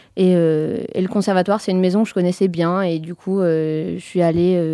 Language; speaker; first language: French; native; French